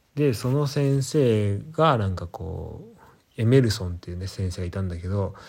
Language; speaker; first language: Japanese; native; Japanese